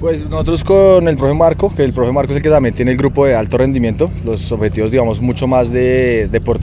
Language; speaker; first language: Spanish; native; Spanish